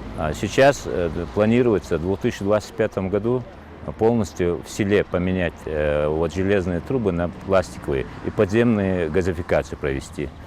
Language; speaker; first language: Russian; non-native, local second language; Ingush